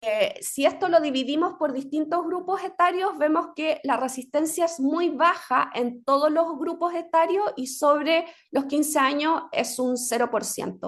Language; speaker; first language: Spanish; native; Spanish